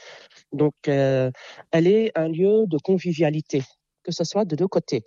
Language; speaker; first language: French; non-native, local second language; Arabic